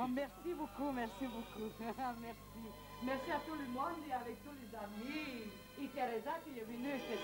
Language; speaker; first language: French; non-native, learner; Serbian